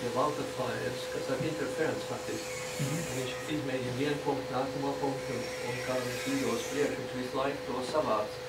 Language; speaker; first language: Latvian; early bilingual, other home language; English